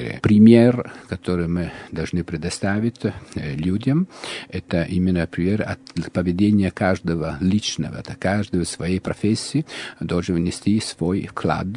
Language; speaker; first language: Russian; non-native, fluent; Italian